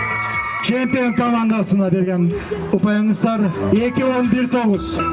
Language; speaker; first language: Kyrgyz; native; Kyrgyz